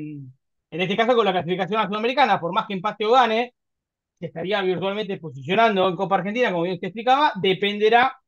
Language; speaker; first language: Spanish; native; Spanish